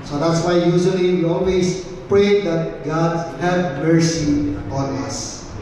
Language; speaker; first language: English; non-native, local second language; Filipino